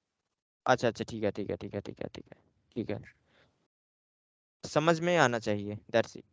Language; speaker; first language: Hindi; non-native, local second language; Bangla